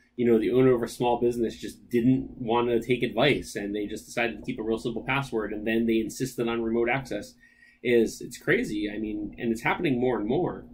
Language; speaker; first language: English; native; English